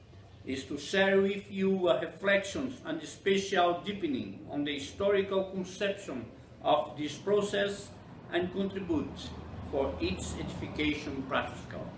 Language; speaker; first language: English; non-native, fluent; Portuguese